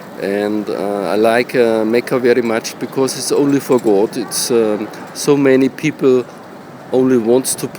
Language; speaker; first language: English; non-native, learner; German